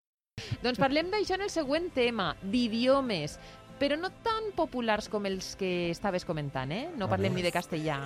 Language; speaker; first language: Catalan; native; Catalan